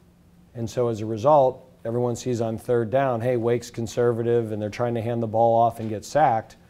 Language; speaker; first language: English; native; English